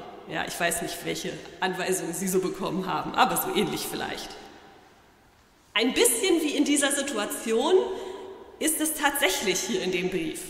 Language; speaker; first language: German; native; German